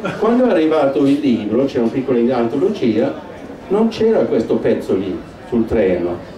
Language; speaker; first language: Italian; non-native, fluent; Swedish